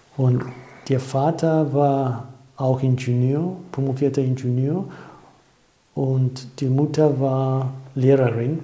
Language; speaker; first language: German; non-native, fluent; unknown